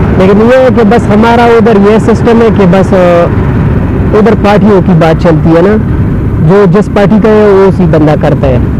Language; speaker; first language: Urdu; non-native, local second language; Pashto